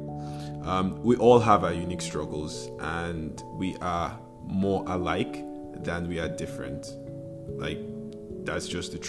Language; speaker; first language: English; non-native, local second language; Yoruba